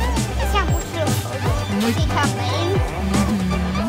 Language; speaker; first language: Portuguese; early bilingual, heritage; English